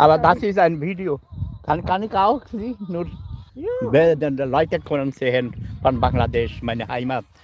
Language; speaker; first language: German; non-native, learner; Bangla